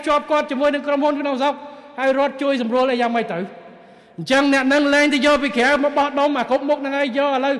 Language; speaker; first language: Khmer; native; Khmer